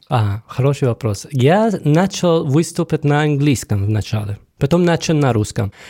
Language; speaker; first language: Russian; non-native, fluent; Arabic